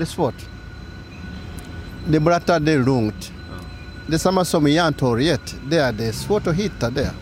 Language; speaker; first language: Swedish; non-native, learner; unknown